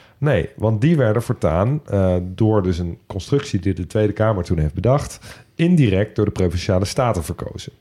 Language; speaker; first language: Dutch; native; Dutch